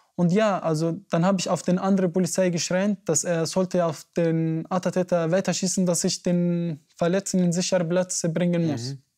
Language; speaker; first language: German; non-native, learner; Arabic